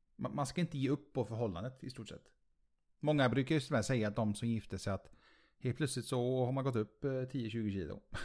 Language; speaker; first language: Swedish; native; Swedish